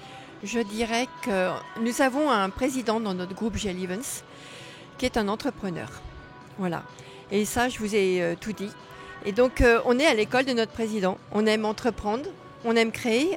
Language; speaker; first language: French; native; French